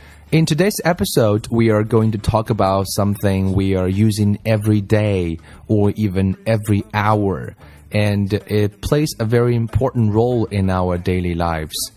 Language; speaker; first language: English; non-native, fluent; Chinese